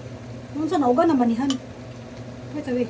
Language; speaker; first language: Japanese; non-native, learner; Cebuano